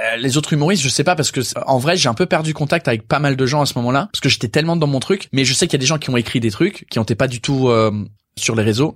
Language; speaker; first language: French; non-native, fluent; English